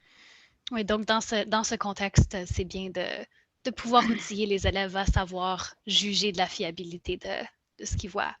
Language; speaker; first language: French; native; French